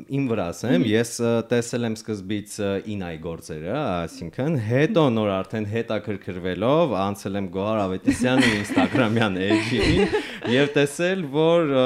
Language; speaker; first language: Armenian; native; Armenian